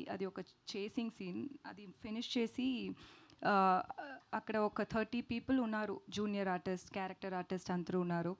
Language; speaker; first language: Telugu; non-native, learner; Tamil